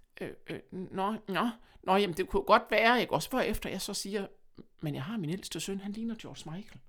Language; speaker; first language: Danish; early bilingual, other home language; German